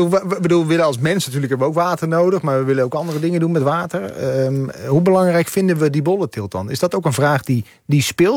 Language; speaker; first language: Dutch; native; Dutch